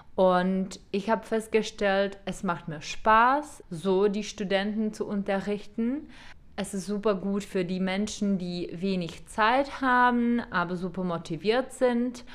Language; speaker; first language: German; non-native, fluent; Czech